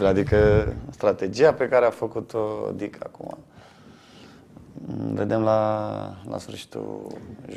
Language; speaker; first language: Romanian; native; Romanian